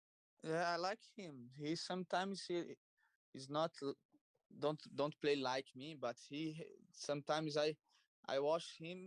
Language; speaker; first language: English; non-native, learner; Portuguese